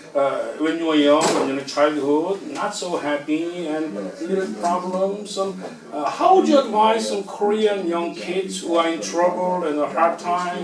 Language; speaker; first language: English; non-native, fluent; Korean